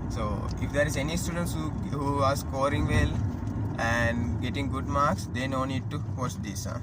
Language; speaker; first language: English; non-native, local second language; Sinhala